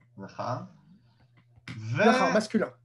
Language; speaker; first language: Hebrew; non-native, fluent; French